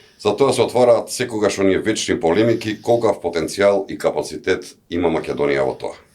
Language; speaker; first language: Macedonian; native; Macedonian